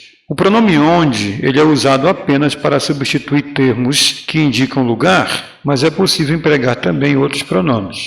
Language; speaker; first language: Portuguese; native; Portuguese